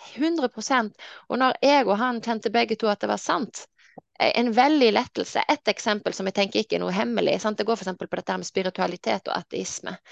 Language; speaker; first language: Norwegian; native; Norwegian